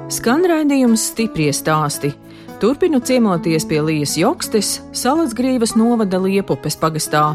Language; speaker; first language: Latvian; native; Latvian